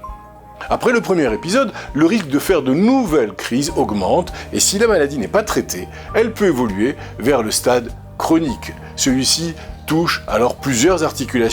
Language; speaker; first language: French; native; French